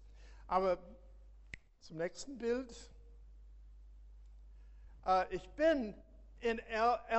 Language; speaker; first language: German; non-native, fluent; English